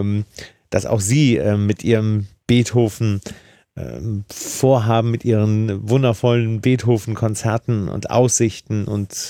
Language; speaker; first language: German; native; German